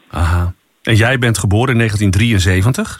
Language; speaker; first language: Dutch; native; Dutch